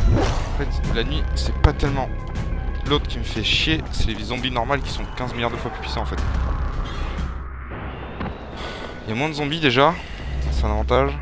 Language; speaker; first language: French; native; French